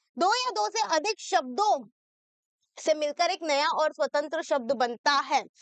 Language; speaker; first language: Hindi; native; Hindi